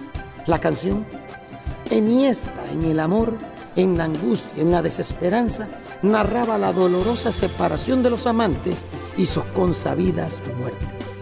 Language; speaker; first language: Spanish; native; Spanish